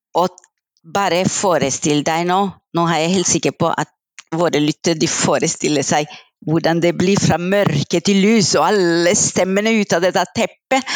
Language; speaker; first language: Norwegian; non-native, fluent; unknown